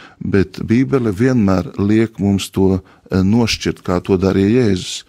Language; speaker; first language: Latvian; native; Latvian